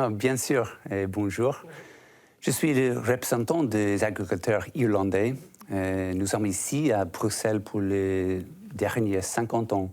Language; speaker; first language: French; non-native, fluent; English